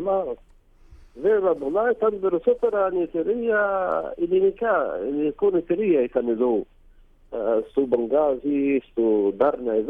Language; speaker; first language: Greek; non-native, learner; Arabic